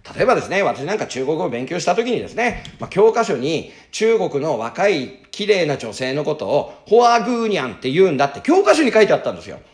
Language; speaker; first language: Japanese; native; Japanese